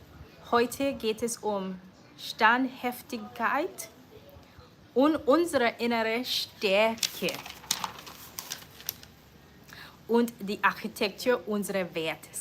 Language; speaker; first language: German; non-native, learner; English